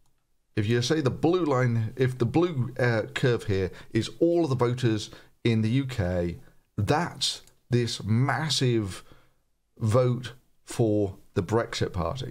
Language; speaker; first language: English; native; English